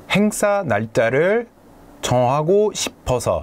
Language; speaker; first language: Korean; non-native, fluent; French